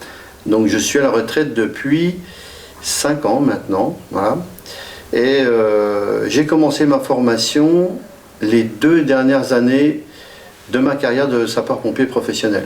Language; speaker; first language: French; native; French